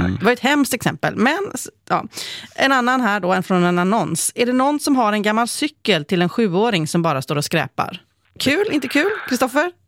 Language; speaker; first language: Swedish; native; Swedish